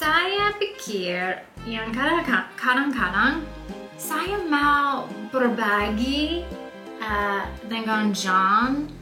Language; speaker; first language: Indonesian; non-native, learner; English